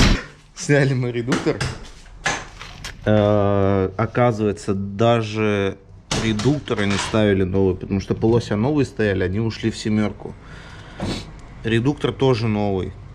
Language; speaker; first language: Russian; native; Russian